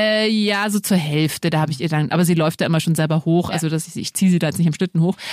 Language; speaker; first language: German; native; German